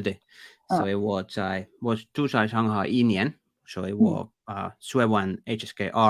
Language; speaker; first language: Chinese; non-native, learner; Finnish